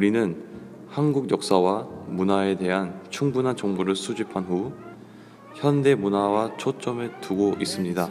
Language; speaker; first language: Korean; non-native, learner; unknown